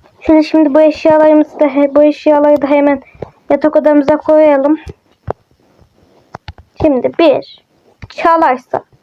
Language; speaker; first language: Turkish; native; Turkish